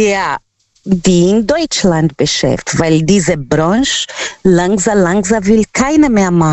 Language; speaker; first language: German; non-native, learner; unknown